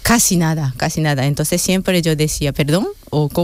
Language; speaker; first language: Spanish; non-native, fluent; Japanese